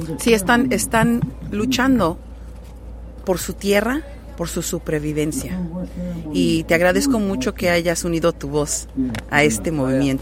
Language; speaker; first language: Spanish; native; Spanish